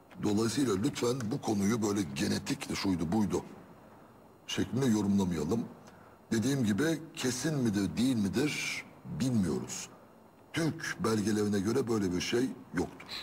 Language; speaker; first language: Turkish; native; Turkish